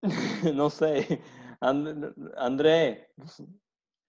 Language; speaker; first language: Portuguese; non-native, fluent; Spanish